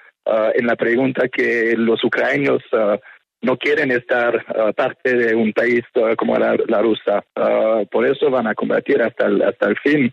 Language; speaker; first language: Spanish; non-native, fluent; French